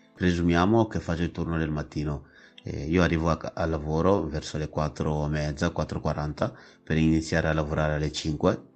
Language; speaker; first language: Italian; non-native, fluent; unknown